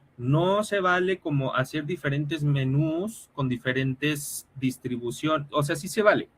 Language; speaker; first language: Spanish; native; Spanish